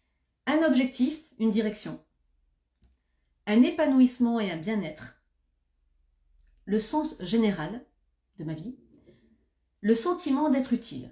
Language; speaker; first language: French; native; French